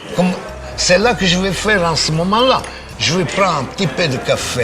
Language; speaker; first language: French; non-native, fluent; Italian